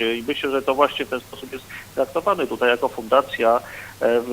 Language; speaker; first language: Polish; native; Polish